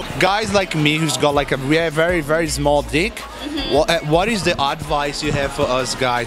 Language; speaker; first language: English; non-native, fluent; Portuguese